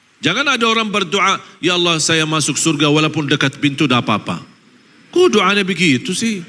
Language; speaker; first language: Malay; non-native, fluent; Arabic